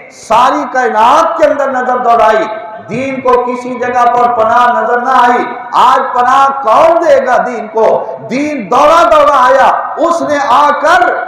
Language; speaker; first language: Urdu; non-native, local second language; Punjabi